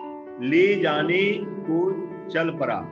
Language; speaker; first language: Hindi; native; Hindi